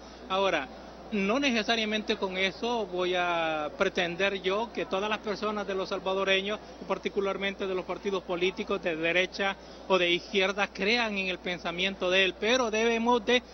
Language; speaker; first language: Spanish; native; Spanish